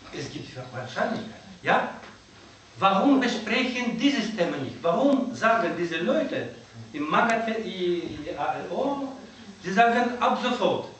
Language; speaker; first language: German; non-native, learner; Russian